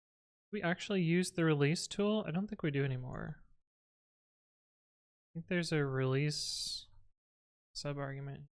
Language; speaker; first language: English; native; English